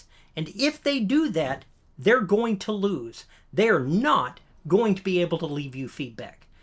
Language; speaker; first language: English; native; English